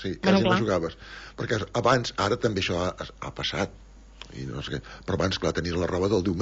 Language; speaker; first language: Catalan; native; Catalan